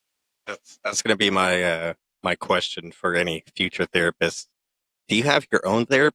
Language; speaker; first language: English; native; English